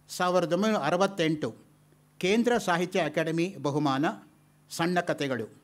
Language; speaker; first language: Kannada; native; Kannada